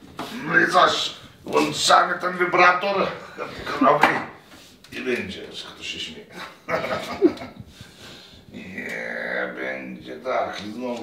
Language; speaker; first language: Polish; non-native, fluent; Lithuanian